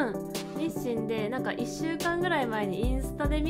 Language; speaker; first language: Japanese; native; Japanese